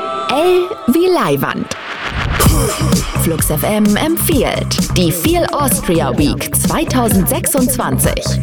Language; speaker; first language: German; native; German